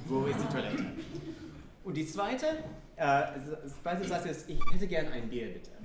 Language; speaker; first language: German; non-native, learner; English